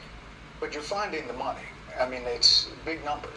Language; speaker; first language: English; native; English